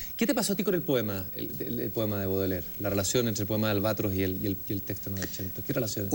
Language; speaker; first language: Spanish; native; Spanish